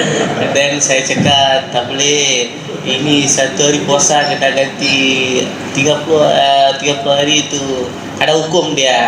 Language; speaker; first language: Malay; non-native, local second language; Tamil